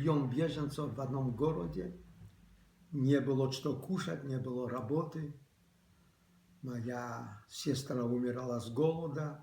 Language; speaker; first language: Russian; early bilingual, other home language; Polish